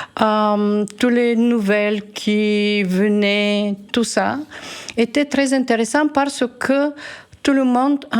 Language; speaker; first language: French; non-native, fluent; Bulgarian